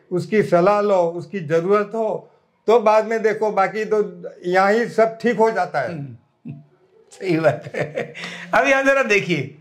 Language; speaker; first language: Hindi; non-native, local second language; Gujarati